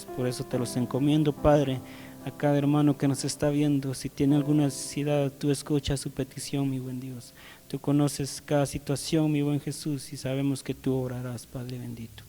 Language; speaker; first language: Spanish; native; Spanish